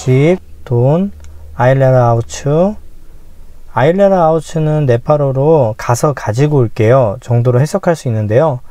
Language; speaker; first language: Korean; native; Korean